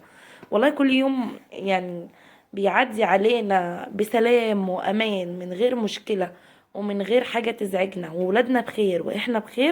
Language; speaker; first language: Arabic; native; Arabic